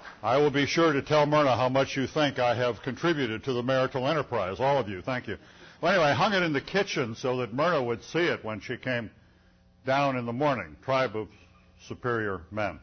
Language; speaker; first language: English; native; English